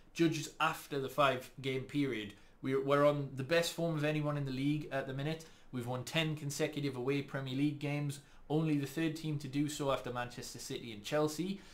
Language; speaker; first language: English; native; English